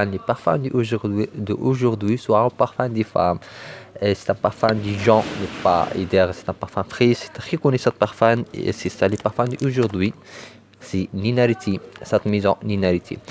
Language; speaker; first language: French; non-native, learner; Arabic